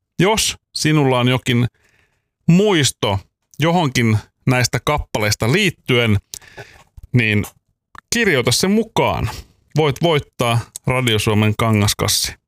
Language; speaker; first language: Finnish; native; Finnish